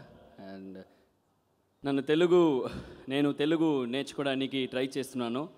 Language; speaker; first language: Telugu; non-native, learner; Tamil